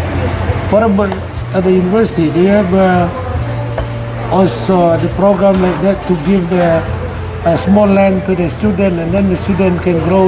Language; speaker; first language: English; non-native, learner; Indonesian